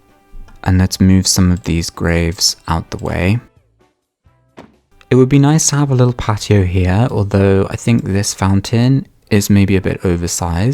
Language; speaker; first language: English; native; English